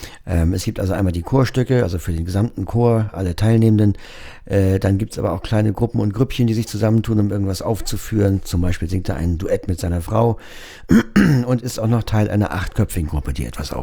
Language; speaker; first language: German; native; German